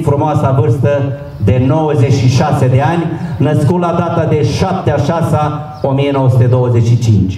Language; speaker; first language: Romanian; native; Romanian